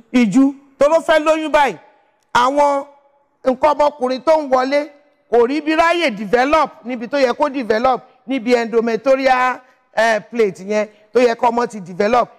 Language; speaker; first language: Yoruba; native; Yoruba